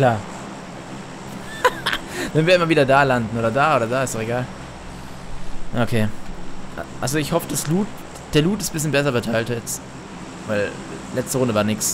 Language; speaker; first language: German; native; German